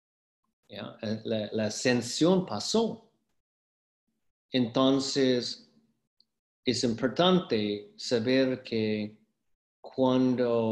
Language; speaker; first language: Spanish; non-native, fluent; English